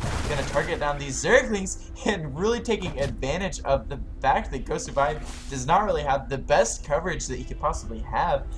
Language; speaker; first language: English; native; English